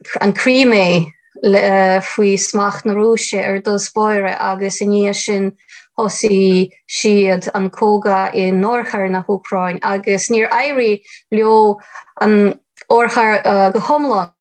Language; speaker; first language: Irish; non-native, fluent; Ukrainian